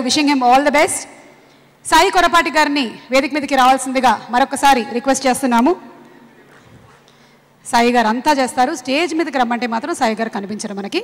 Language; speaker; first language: Telugu; native; Telugu